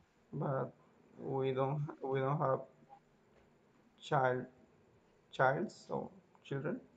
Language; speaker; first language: English; non-native, learner; Spanish